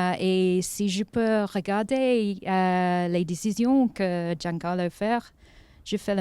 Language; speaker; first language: French; non-native, learner; English